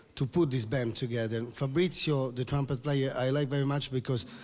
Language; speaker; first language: English; non-native, learner; Italian